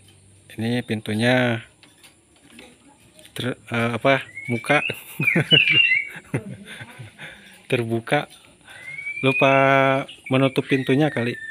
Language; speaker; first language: Indonesian; non-native, local second language; Sundanese